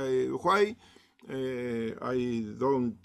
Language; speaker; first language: English; non-native, learner; Spanish